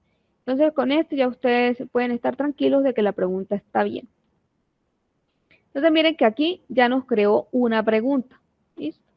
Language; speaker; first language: Spanish; native; Spanish